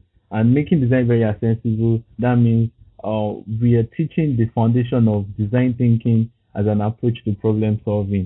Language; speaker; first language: English; non-native, local second language; Yoruba